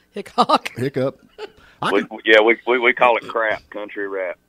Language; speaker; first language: English; native; English